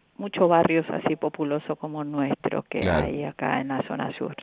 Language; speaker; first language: Spanish; non-native, fluent; Korean